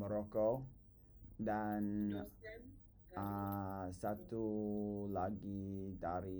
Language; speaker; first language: Indonesian; non-native, learner; English